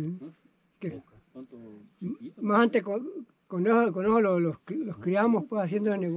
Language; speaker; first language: Spanish; native; Spanish